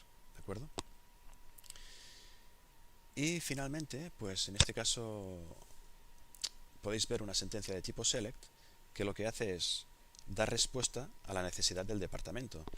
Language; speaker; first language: Spanish; native; Spanish